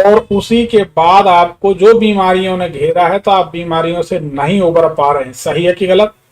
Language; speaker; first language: Hindi; native; Hindi